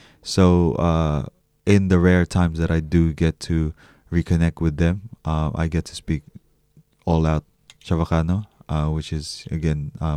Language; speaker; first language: English; early bilingual, other home language; Chavacano